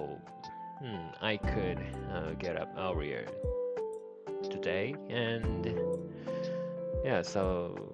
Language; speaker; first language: English; non-native, learner; Japanese